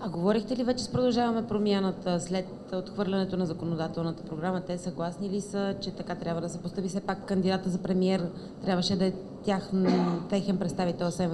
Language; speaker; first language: Bulgarian; native; Bulgarian